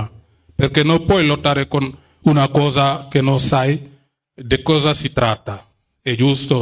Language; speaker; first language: Italian; non-native, fluent; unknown